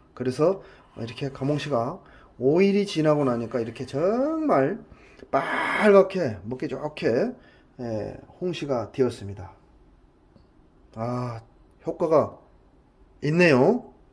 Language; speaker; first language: Korean; native; Korean